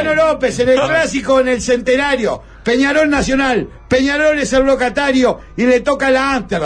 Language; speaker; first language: Spanish; native; Spanish